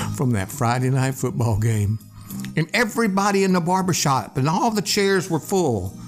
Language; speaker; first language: English; native; English